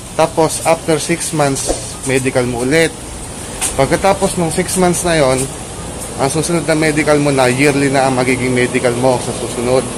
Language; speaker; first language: Filipino; native; Filipino